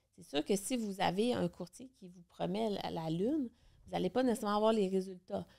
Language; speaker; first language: French; native; French